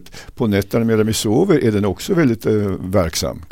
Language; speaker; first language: Swedish; native; Swedish